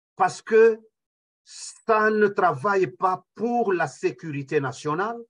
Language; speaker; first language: French; non-native, local second language; Kinyarwanda